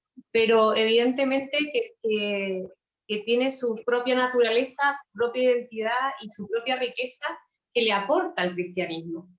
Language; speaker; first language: Spanish; native; Spanish